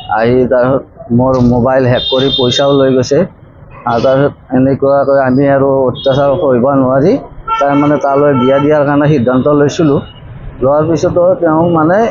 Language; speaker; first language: Assamese; native; Assamese